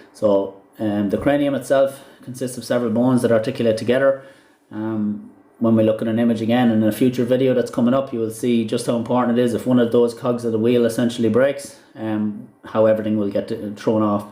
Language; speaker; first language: English; native; English